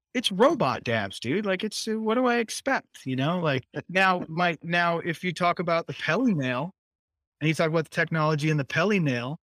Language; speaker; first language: English; native; English